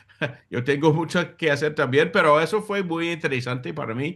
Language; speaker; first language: Spanish; non-native, fluent; English